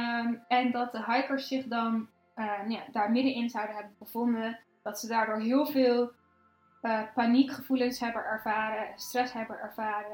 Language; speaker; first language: Dutch; native; Dutch